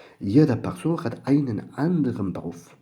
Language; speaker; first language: German; non-native, learner; Turkish